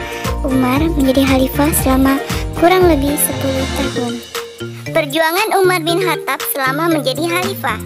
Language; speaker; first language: Indonesian; native; Indonesian